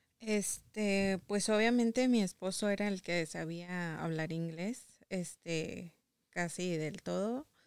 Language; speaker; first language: Spanish; native; Spanish